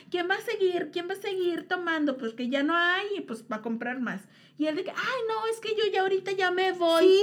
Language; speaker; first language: Spanish; native; Spanish